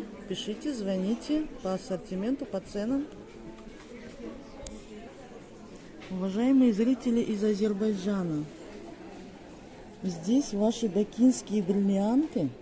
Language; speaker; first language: Russian; native; Russian